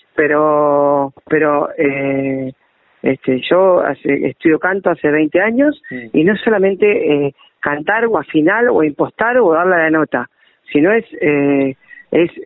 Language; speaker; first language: Spanish; native; Spanish